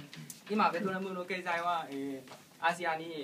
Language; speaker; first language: Japanese; non-native, learner; Vietnamese